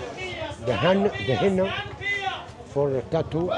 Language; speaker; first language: English; non-native, learner; Arabic